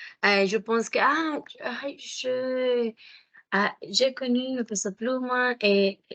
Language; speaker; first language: French; non-native, learner; Spanish